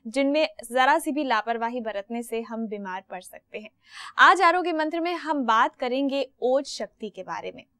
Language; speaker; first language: Hindi; native; Hindi